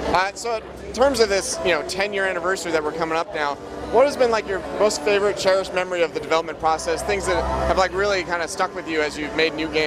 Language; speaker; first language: English; native; English